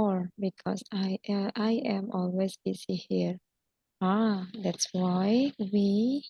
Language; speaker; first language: English; non-native, fluent; Indonesian